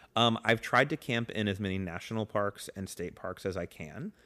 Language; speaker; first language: English; native; English